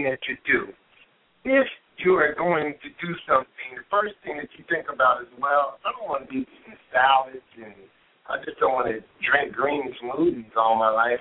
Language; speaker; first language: English; native; English